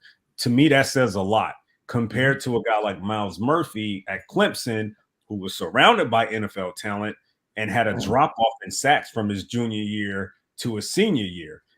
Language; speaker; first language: English; native; English